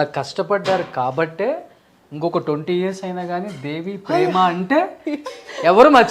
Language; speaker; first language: Telugu; native; Telugu